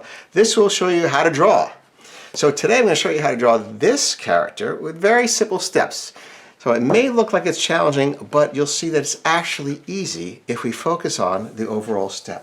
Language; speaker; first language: English; native; English